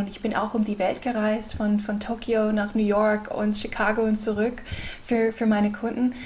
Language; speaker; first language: German; non-native, fluent; English